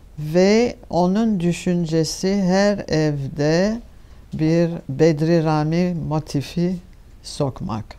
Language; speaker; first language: Turkish; non-native, fluent; French